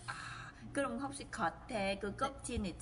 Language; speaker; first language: Korean; non-native, fluent; Vietnamese